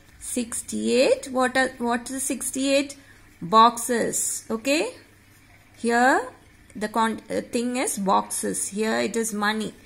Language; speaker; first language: English; non-native, local second language; Marathi